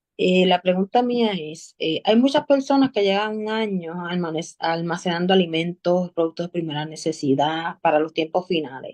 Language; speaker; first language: Spanish; native; Spanish